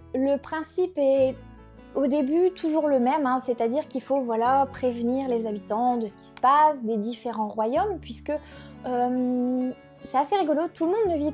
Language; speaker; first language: French; native; French